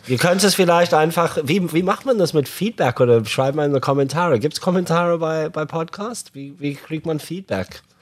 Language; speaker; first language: German; non-native, fluent; English